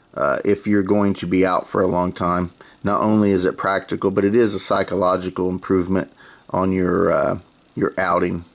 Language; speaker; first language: English; native; English